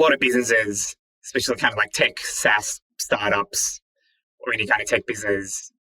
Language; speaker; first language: English; native; English